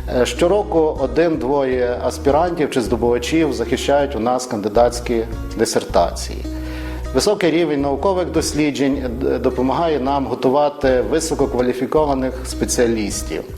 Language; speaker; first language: Ukrainian; native; Ukrainian